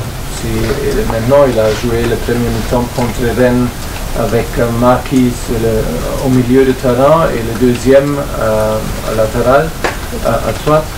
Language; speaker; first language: French; non-native, fluent; German